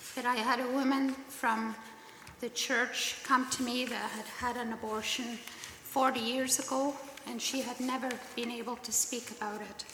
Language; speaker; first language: English; native; English